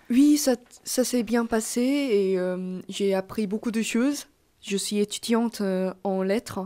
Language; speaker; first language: French; non-native, fluent; Korean